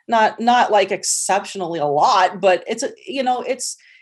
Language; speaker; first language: English; native; English